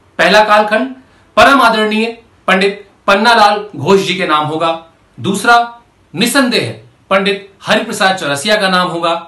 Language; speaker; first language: Hindi; native; Hindi